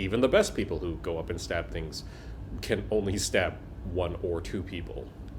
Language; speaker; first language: English; native; English